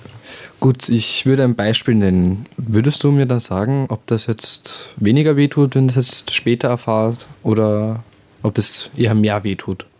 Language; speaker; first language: German; native; German